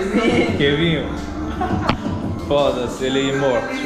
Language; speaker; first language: Portuguese; non-native, learner; French